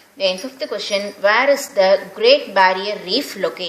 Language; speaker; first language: English; non-native, local second language; Tamil